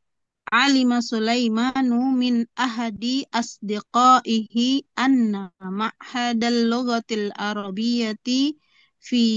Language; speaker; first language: Arabic; non-native, learner; Indonesian